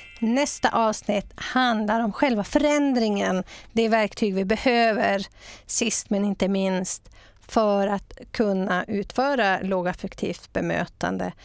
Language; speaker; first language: Swedish; native; Swedish